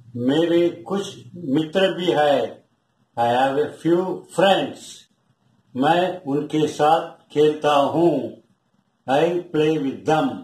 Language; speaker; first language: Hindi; non-native, local second language; Tamil